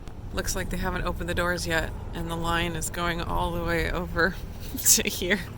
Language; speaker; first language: English; native; English